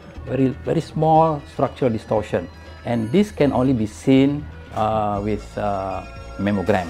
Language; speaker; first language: English; non-native, local second language; Malay